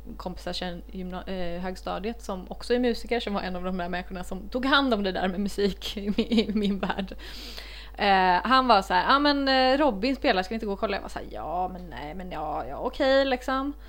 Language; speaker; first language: Swedish; early bilingual, other home language; Icelandic